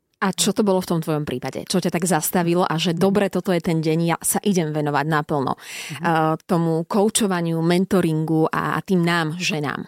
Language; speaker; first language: Slovak; native; Slovak